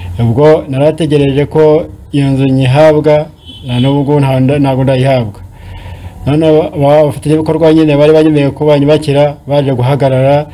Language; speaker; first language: Kinyarwanda; native; Kinyarwanda